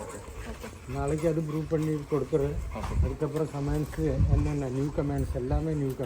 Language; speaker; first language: Tamil; non-native, learner; Malayalam